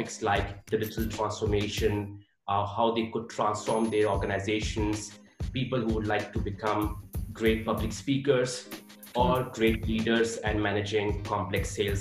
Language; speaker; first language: English; non-native, local second language; Urdu